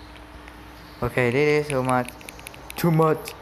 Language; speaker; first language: English; non-native, learner; Indonesian